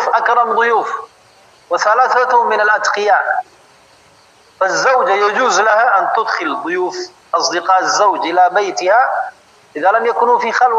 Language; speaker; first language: Arabic; non-native, fluent; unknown